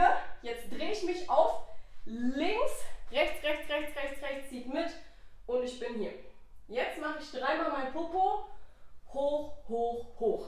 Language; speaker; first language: German; native; German